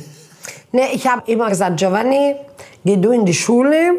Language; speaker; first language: German; non-native, fluent; Italian